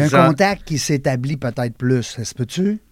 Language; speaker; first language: French; native; French